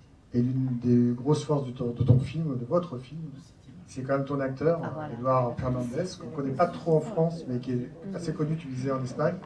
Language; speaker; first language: French; native; French